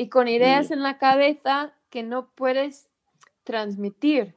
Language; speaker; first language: Spanish; non-native, fluent; English